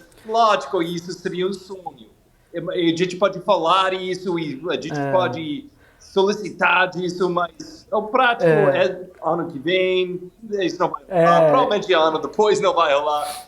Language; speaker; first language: Portuguese; non-native, fluent; English